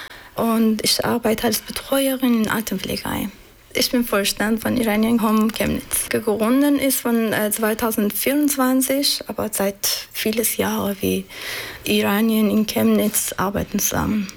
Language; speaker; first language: German; non-native, learner; Persian